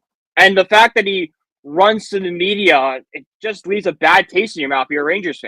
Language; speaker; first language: English; native; English